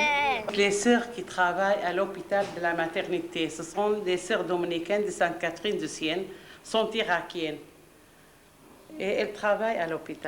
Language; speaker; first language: French; non-native, fluent; Arabic